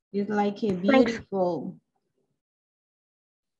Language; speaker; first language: English; non-native, local second language; Spanish